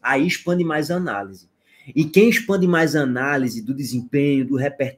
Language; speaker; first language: Portuguese; native; Portuguese